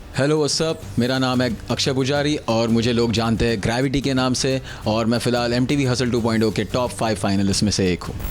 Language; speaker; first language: Hindi; non-native, local second language; Tulu